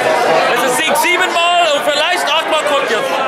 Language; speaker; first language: German; non-native, learner; English